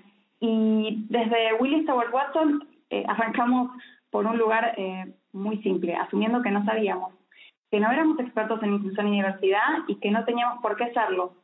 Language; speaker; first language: Spanish; native; Spanish